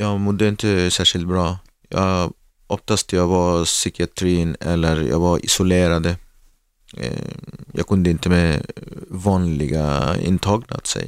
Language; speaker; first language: Swedish; non-native, learner; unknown